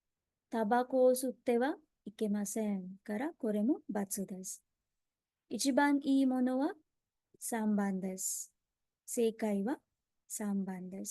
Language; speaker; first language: Japanese; non-native, fluent; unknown